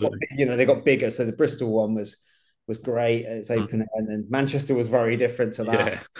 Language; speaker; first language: English; native; English